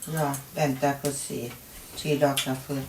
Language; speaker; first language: Swedish; non-native, learner; Thai